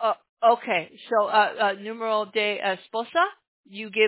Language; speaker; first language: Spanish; non-native, learner; English